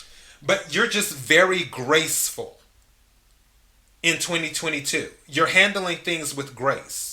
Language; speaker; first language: English; native; English